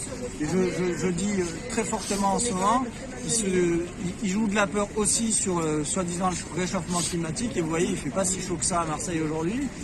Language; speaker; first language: French; native; French